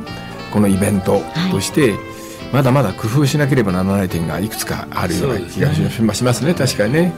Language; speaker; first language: Japanese; native; Japanese